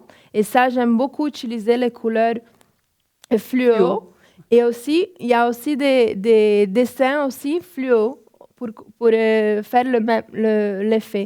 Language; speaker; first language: French; non-native, fluent; Portuguese